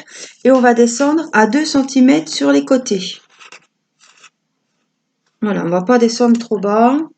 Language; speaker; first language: French; native; French